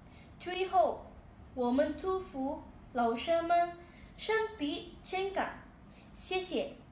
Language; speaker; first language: Chinese; non-native, learner; Indonesian